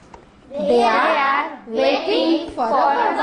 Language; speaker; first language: English; non-native, learner; Gujarati